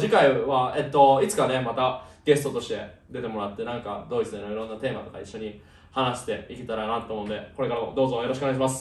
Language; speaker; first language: Japanese; native; Japanese